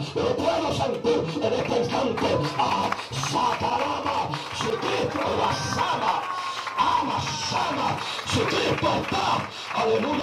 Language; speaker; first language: Spanish; native; Spanish